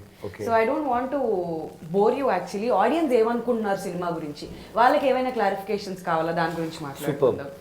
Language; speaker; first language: Telugu; native; Telugu